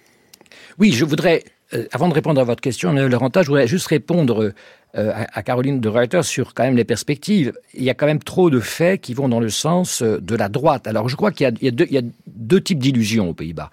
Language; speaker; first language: French; native; French